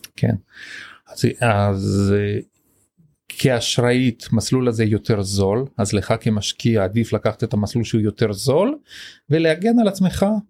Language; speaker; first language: Hebrew; native; Hebrew